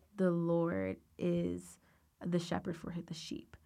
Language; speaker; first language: English; native; English